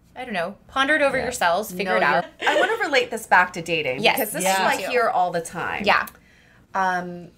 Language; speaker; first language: English; native; English